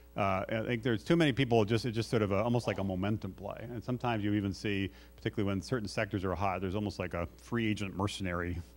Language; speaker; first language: English; native; English